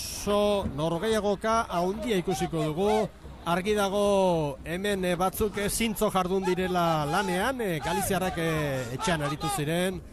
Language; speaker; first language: Basque; native; Basque